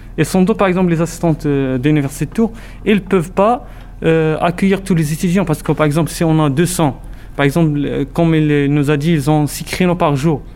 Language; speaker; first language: French; non-native, local second language; Arabic